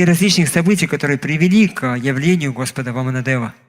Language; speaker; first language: Russian; native; Russian